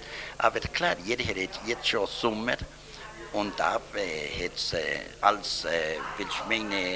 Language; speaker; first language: German; early bilingual, heritage; German